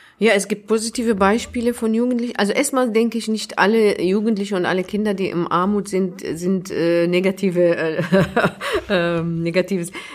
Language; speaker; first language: German; non-native, fluent; Arabic